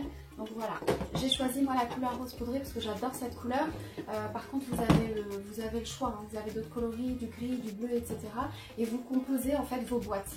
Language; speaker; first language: French; native; French